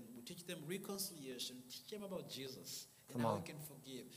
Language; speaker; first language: English; non-native, local second language; Kinyarwanda